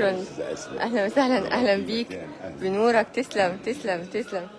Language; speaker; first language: Arabic; native; Arabic